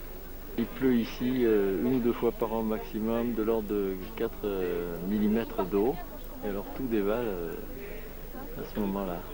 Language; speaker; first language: French; native; French